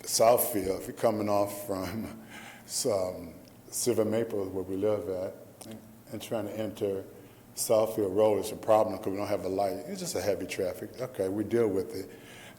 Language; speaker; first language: English; native; English